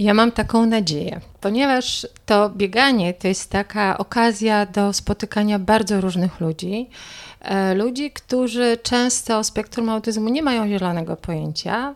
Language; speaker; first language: Polish; native; Polish